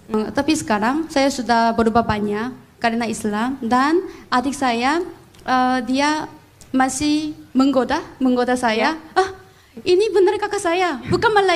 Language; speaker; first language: Indonesian; non-native, fluent; Korean